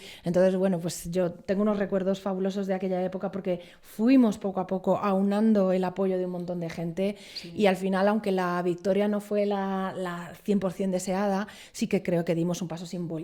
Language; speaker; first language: Spanish; native; Spanish